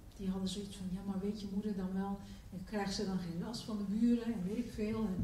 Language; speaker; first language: Dutch; early bilingual, other home language; Turkish